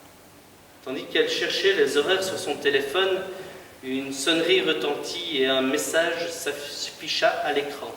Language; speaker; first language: French; native; French